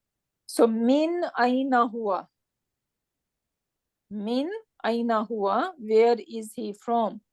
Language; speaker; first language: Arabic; non-native, fluent; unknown